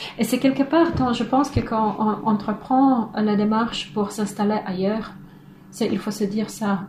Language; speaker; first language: French; non-native, fluent; Polish